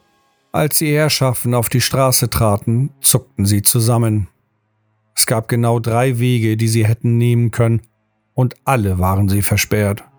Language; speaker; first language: German; native; German